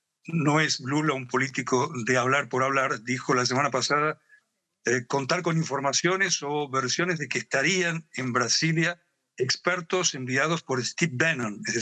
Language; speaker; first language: Spanish; native; Spanish